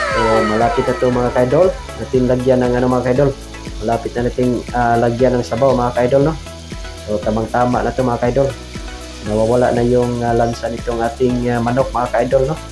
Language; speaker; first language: Filipino; non-native, local second language; Cebuano